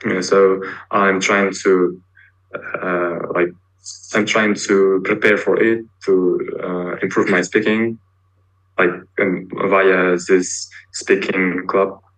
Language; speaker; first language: English; non-native, learner; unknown